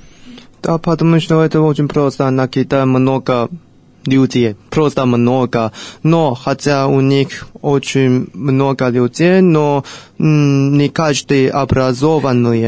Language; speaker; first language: Russian; non-native, fluent; Chinese